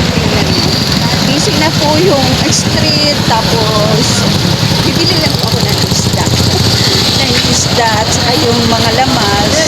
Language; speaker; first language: Filipino; non-native, local second language; Waray